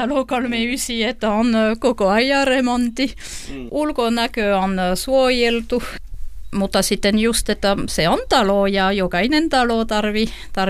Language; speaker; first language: Finnish; non-native, learner; French